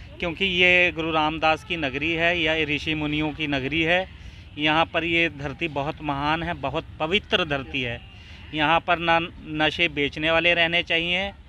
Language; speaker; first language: Hindi; non-native, local second language; Punjabi